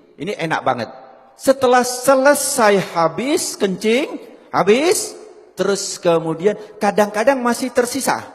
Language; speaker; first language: Indonesian; native; Indonesian